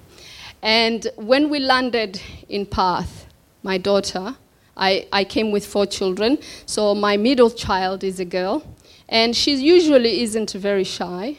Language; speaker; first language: English; non-native, local second language; Somali